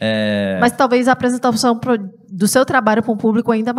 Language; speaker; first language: Portuguese; native; Portuguese